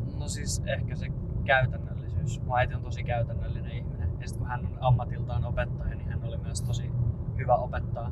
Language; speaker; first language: Finnish; native; Finnish